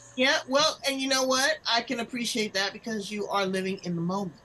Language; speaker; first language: English; native; English